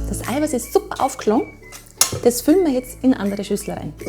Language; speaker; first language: German; native; German